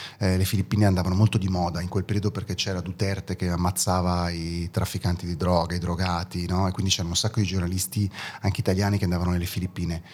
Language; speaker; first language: Italian; early bilingual, other home language; German